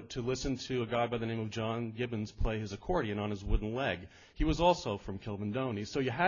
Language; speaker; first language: English; native; English